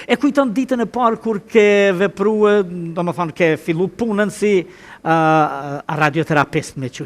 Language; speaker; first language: Albanian; native; Albanian